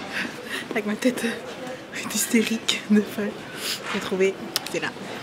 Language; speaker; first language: French; native; French